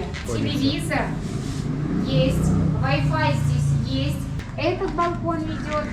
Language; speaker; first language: Russian; native; Russian